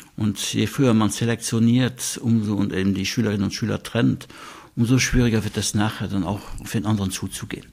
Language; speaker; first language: German; non-native, local second language; Luxembourgish